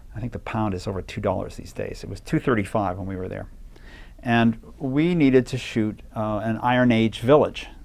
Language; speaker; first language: English; native; English